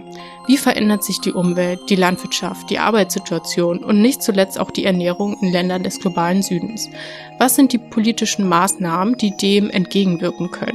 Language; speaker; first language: German; native; German